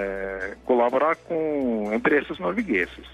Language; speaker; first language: Portuguese; non-native, fluent; Norwegian